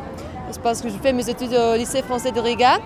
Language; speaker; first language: French; non-native, fluent; Latvian